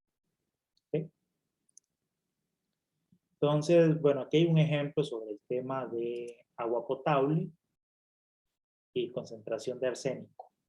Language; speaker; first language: Spanish; native; Spanish